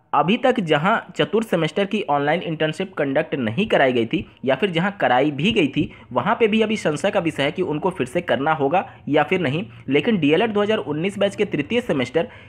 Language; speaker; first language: Hindi; native; Hindi